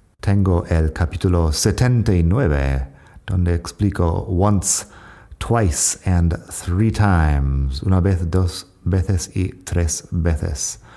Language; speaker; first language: Spanish; non-native, fluent; English